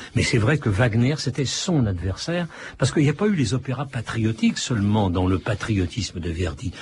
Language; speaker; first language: French; early bilingual, other home language; Italian